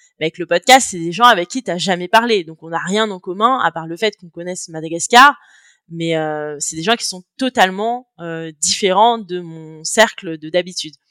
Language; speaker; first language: French; native; French